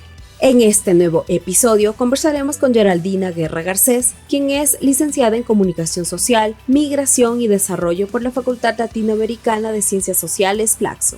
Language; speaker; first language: Spanish; native; Spanish